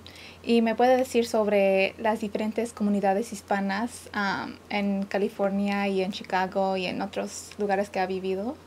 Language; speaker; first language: Spanish; early bilingual, other home language; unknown